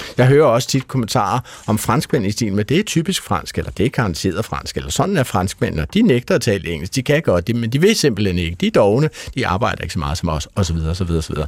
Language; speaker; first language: Danish; native; Danish